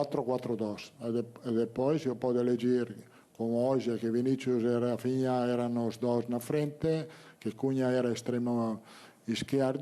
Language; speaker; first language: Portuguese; non-native, learner; Italian